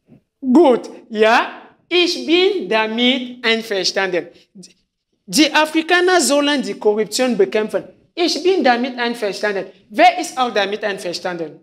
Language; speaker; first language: German; non-native, fluent; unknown